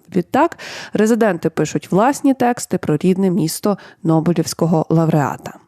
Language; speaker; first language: Ukrainian; native; Ukrainian